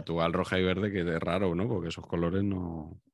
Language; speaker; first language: Spanish; native; Spanish